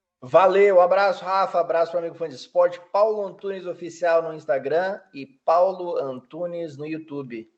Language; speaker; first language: Portuguese; early bilingual, heritage; Portuguese